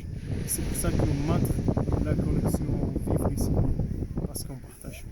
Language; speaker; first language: French; non-native, fluent; Kabuverdianu